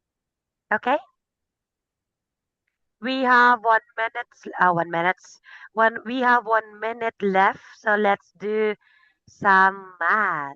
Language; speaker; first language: English; non-native, fluent; Filipino